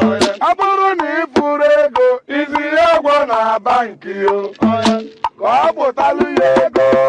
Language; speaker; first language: Igbo; native; Igbo